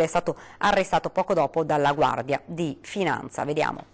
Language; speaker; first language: Italian; native; Italian